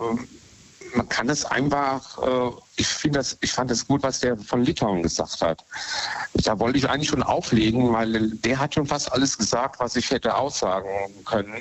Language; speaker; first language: German; native; German